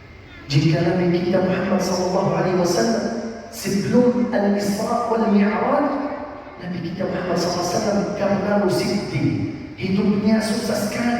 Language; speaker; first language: Indonesian; non-native, fluent; Arabic